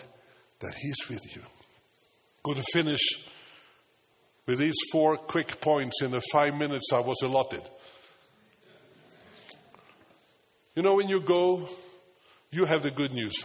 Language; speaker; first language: English; non-native, fluent; Swedish